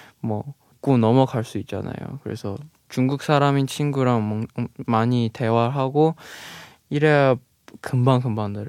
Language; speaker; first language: Korean; non-native, fluent; Chinese